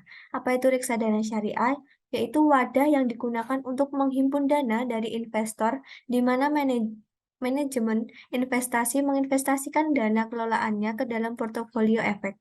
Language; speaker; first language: Indonesian; native; Indonesian